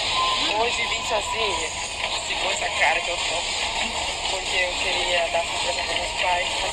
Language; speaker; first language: Portuguese; non-native, fluent; Spanish